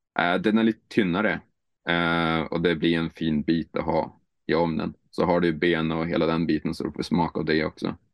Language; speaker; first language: Swedish; native; Swedish